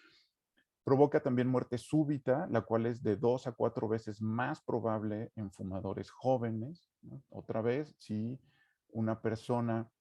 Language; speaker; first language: Spanish; native; Spanish